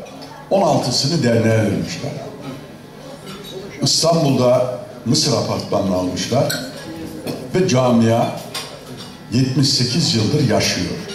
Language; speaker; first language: Turkish; native; Turkish